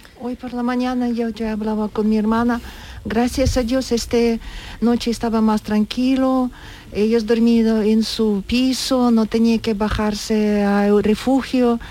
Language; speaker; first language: Spanish; non-native, learner; Ukrainian